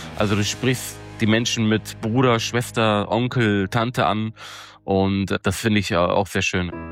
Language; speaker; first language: German; native; German